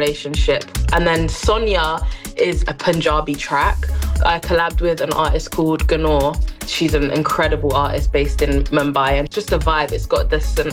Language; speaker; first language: English; non-native, local second language; French